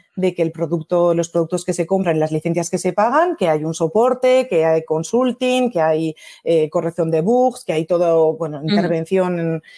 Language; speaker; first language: Spanish; native; Spanish